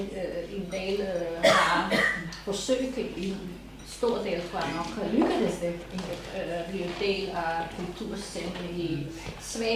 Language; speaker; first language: Danish; non-native, fluent; Serbian